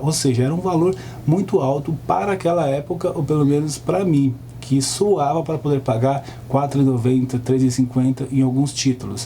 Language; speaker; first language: Portuguese; native; Portuguese